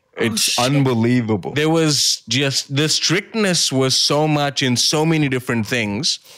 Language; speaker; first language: English; early bilingual, other home language; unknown